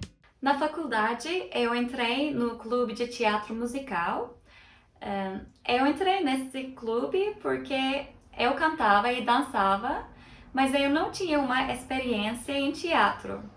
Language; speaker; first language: Portuguese; non-native, fluent; Turkish